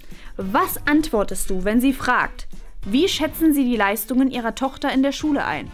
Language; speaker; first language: German; native; German